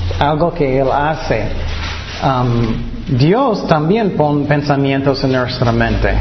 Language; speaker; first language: Spanish; non-native, fluent; English